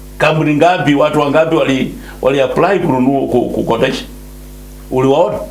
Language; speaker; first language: Swahili; non-native, local second language; Luyia